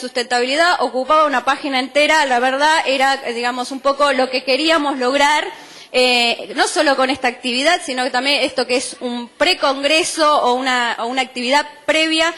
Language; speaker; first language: Spanish; native; Spanish